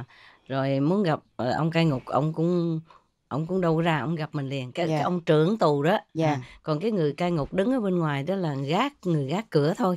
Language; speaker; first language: Vietnamese; native; Vietnamese